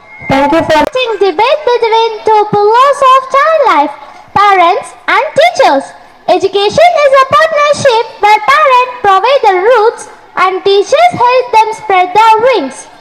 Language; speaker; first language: English; non-native, local second language; Tamil